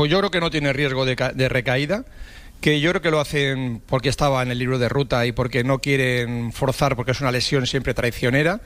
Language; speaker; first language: Spanish; native; Spanish